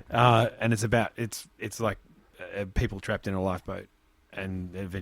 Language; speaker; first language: English; native; English